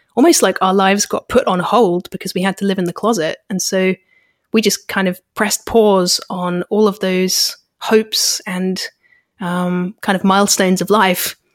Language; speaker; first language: English; native; English